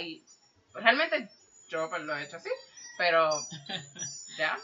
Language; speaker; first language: Spanish; early bilingual, heritage; Spanish